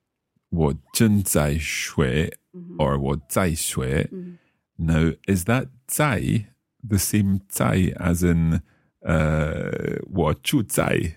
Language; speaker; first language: Chinese; non-native, learner; English